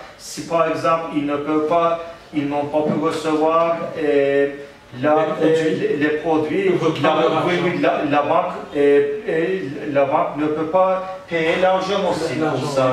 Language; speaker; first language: French; non-native, learner; Turkish